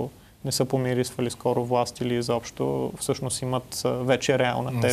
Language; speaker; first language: Bulgarian; native; Bulgarian